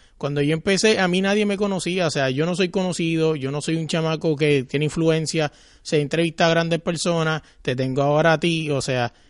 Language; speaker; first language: Spanish; native; Spanish